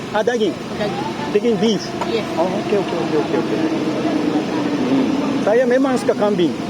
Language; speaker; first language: Malay; non-native, fluent; Japanese